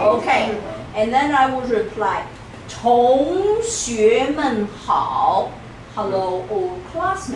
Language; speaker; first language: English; non-native, fluent; Chinese